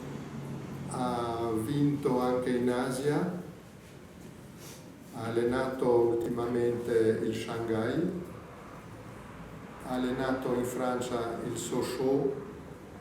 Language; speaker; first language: Italian; native; Italian